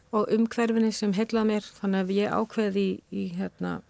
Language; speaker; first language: Icelandic; non-native, fluent; Spanish